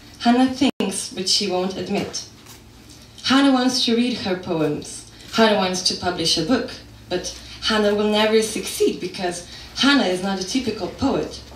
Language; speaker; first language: English; non-native, fluent; Slovenian